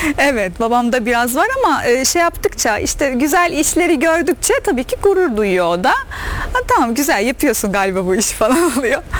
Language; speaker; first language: Turkish; non-native, fluent; Arabic